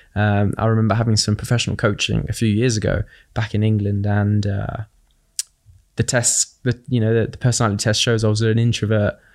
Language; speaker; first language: English; native; English